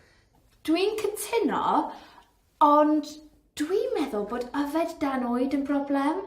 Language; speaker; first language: Welsh; non-native, learner; English